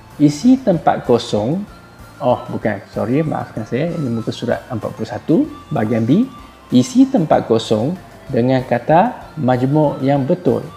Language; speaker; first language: Malay; non-native, local second language; Chinese